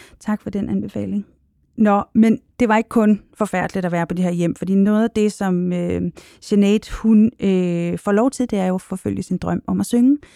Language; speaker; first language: Danish; native; Danish